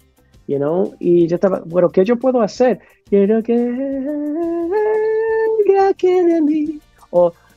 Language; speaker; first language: Spanish; early bilingual, heritage; English